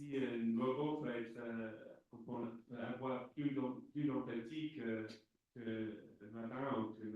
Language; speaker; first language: French; non-native, fluent; English